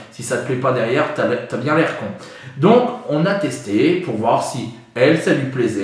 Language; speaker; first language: French; native; French